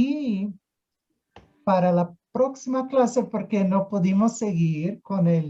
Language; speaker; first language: Spanish; non-native, fluent; Portuguese